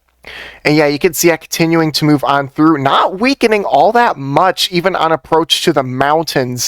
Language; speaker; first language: English; native; English